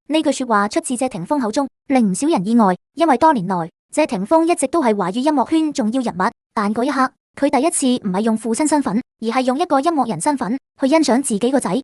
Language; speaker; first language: Cantonese; native; Cantonese